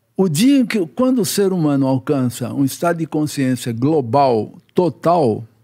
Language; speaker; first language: Portuguese; native; Portuguese